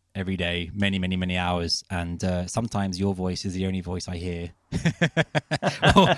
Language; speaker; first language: English; native; English